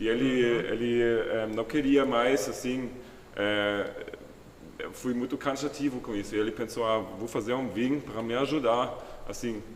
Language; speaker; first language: Portuguese; non-native, fluent; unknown